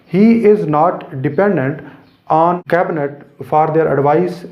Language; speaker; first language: English; non-native, local second language; Urdu